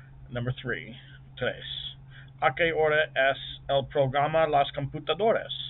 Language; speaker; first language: Spanish; non-native, learner; English